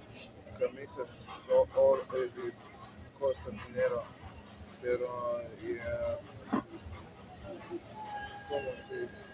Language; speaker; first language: Spanish; non-native, learner; English